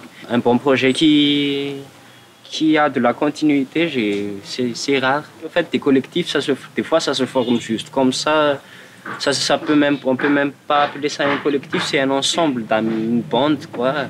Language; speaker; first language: French; non-native, local second language; Malagasy